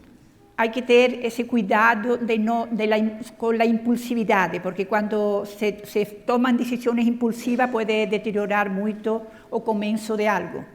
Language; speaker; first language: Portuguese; non-native, fluent; Spanish